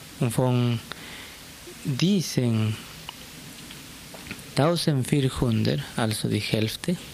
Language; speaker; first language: German; non-native, fluent; Spanish